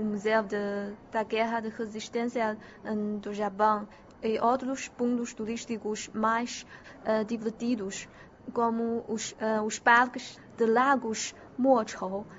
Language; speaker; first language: Portuguese; non-native, fluent; Chinese